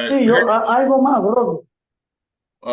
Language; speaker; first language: Spanish; native; Spanish